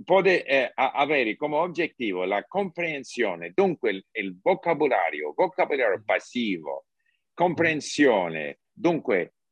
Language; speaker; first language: Italian; non-native, learner; English